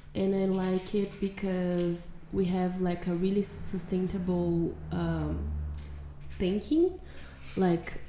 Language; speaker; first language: English; non-native, fluent; Portuguese